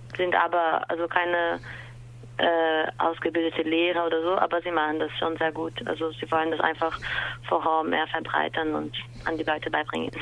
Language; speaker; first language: German; non-native, fluent; Portuguese